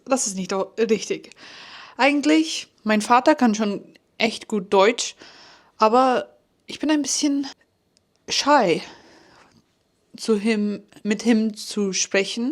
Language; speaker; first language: German; early bilingual, heritage; English